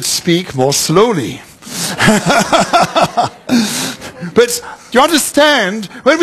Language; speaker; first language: English; native; English